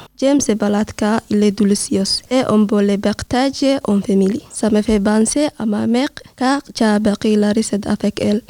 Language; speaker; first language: French; non-native, learner; Somali